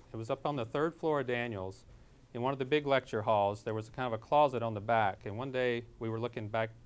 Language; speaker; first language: English; native; English